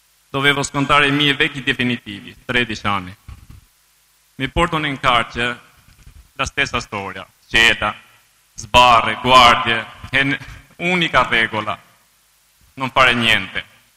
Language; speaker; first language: Italian; non-native, fluent; Albanian